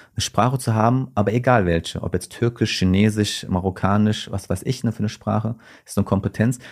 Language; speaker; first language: German; early bilingual, other home language; Turkish